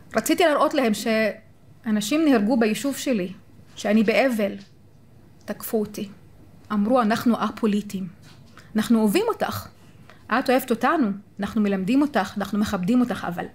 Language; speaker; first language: Hebrew; non-native, local second language; Arabic